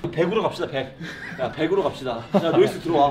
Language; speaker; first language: Korean; native; Korean